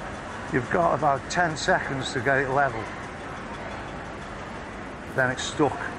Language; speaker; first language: English; native; English